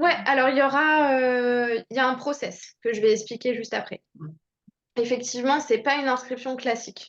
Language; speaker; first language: French; native; French